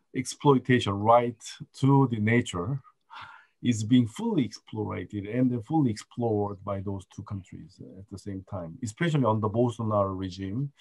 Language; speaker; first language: English; non-native, fluent; Korean